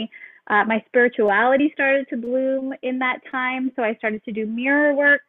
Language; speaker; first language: English; native; English